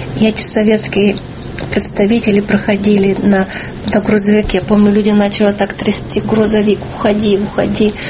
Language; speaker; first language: Russian; early bilingual, heritage; Russian